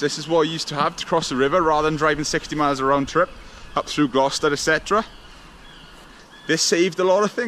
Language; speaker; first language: English; native; English